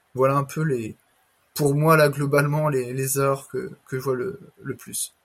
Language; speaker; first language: French; native; French